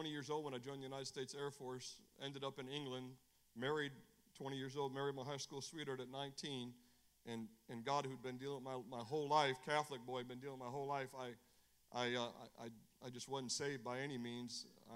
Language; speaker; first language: English; native; English